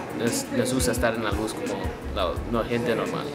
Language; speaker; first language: Spanish; early bilingual, other home language; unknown